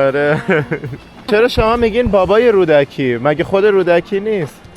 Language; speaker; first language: Persian; native; Persian